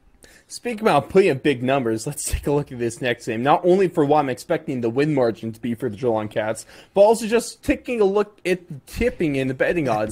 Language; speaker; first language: English; native; English